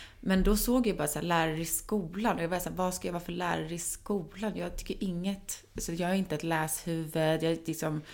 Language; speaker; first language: Swedish; native; Swedish